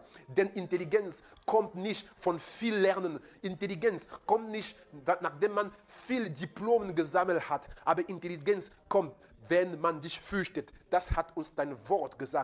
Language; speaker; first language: German; non-native, fluent; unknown